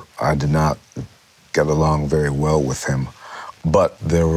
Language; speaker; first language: English; native; English